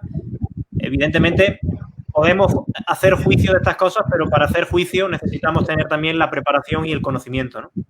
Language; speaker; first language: Spanish; native; Spanish